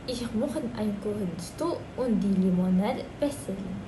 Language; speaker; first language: German; non-native, learner; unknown